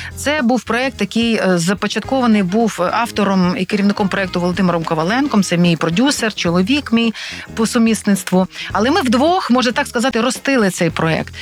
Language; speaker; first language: Ukrainian; native; Ukrainian